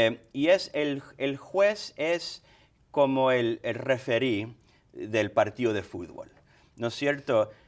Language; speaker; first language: Spanish; early bilingual, other home language; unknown